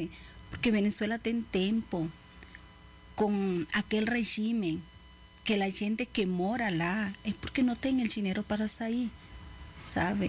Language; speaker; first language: Portuguese; non-native, fluent; Spanish